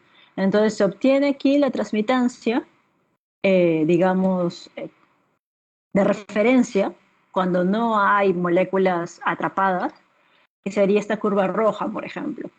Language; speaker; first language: Spanish; native; Spanish